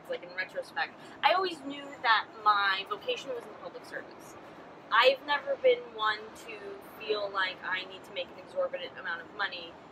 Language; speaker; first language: English; early bilingual, other home language; Spanish